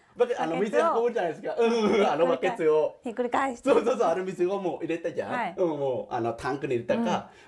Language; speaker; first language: Japanese; non-native, fluent; Khmer